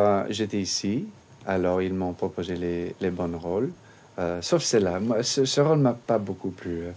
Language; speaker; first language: French; non-native, fluent; English